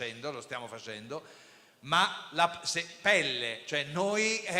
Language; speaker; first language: Italian; native; Italian